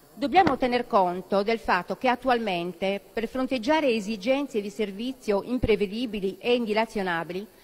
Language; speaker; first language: Italian; native; Italian